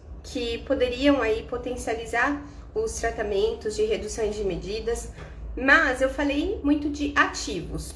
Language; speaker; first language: Portuguese; native; Portuguese